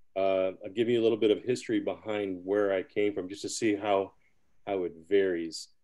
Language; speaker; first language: English; early bilingual, other home language; Spanish